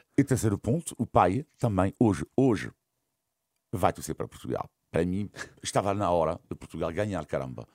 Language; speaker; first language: Portuguese; non-native, fluent; French